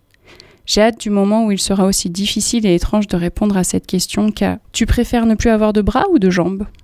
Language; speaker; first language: French; native; French